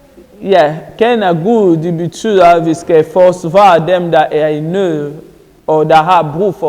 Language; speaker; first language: Swedish; non-native, fluent; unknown